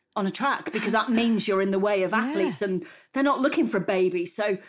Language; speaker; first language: English; native; English